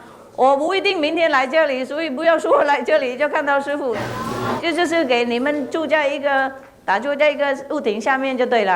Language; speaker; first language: Chinese; non-native, fluent; Vietnamese